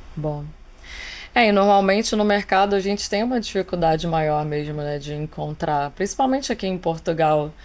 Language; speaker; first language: Portuguese; native; Portuguese